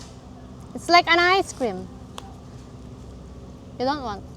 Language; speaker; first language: English; non-native, local second language; Filipino